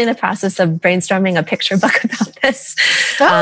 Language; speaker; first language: English; native; English